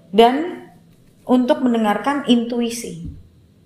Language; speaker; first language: Indonesian; native; Indonesian